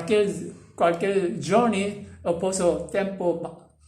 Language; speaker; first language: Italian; non-native, learner; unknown